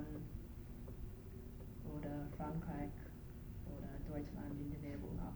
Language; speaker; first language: German; non-native, learner; English